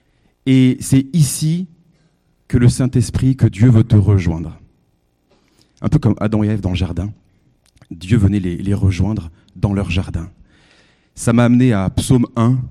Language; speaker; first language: French; native; French